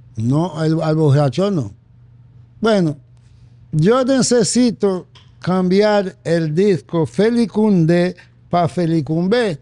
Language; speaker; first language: Spanish; non-native, fluent; Haitian Creole